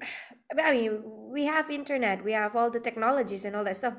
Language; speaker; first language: English; non-native, local second language; Malay